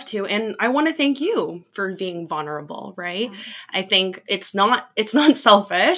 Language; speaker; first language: English; native; English